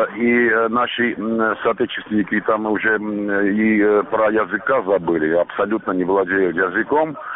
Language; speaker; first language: Russian; non-native, local second language; Armenian